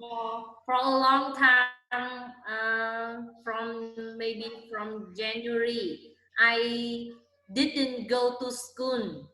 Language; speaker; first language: English; non-native, learner; Vietnamese